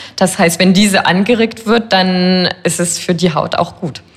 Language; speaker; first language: German; non-native, fluent; French